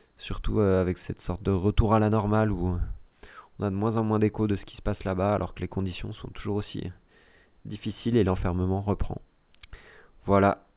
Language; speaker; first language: French; native; French